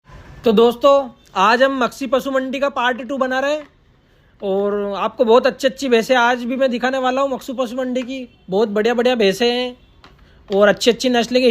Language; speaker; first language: Hindi; native; Hindi